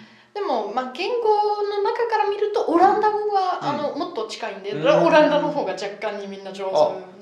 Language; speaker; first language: Japanese; non-native, fluent; German